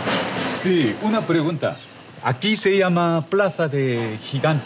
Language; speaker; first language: Spanish; non-native, learner; Korean